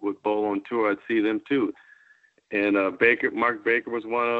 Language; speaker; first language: English; native; English